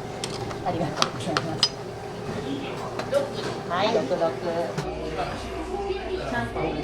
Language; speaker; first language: Japanese; native; Japanese